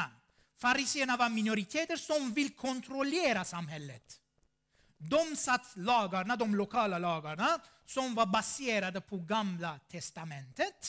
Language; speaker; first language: Swedish; non-native, fluent; Armenian